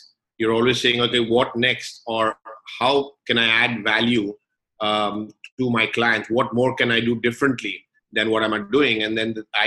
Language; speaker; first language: English; native; English